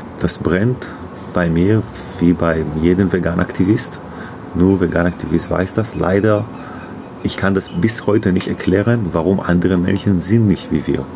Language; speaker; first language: German; non-native, learner; Hebrew